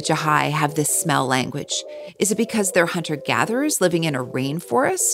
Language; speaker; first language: English; native; English